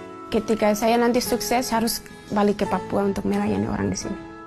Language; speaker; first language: Indonesian; non-native, local second language; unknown